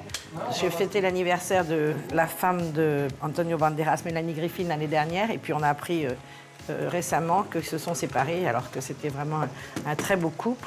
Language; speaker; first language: French; native; French